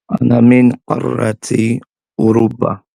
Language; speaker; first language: Arabic; non-native, learner; English